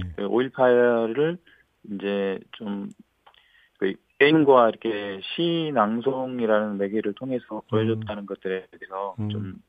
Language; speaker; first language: Korean; native; Korean